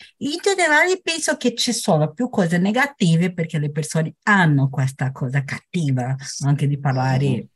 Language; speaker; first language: Italian; non-native, learner; Portuguese